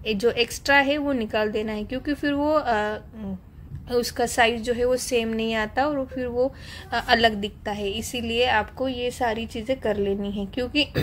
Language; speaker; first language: Hindi; non-native, local second language; Marathi